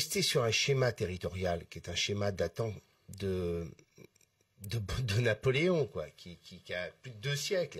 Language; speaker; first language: French; native; French